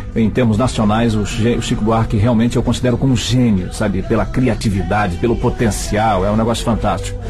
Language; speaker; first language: Portuguese; native; Portuguese